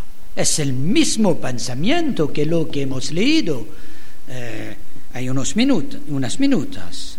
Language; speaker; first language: Spanish; non-native, learner; French